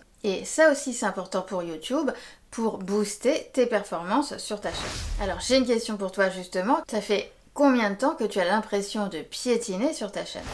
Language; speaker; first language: French; native; French